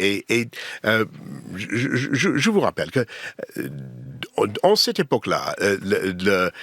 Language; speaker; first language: French; non-native, learner; English